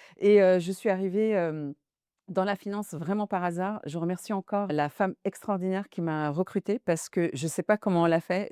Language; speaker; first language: French; early bilingual, other home language; Arabic